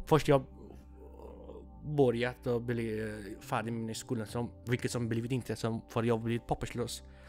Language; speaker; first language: Swedish; non-native, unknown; Persian